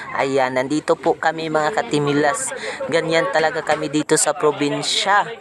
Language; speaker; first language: Filipino; non-native, local second language; Cebuano